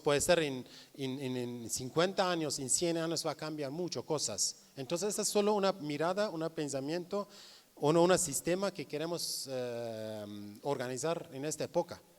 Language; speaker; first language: Spanish; non-native, learner; Kurdish